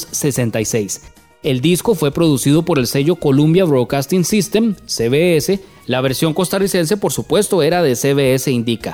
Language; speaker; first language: Spanish; native; Spanish